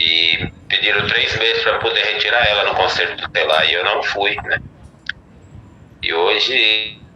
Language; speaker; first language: Portuguese; native; Portuguese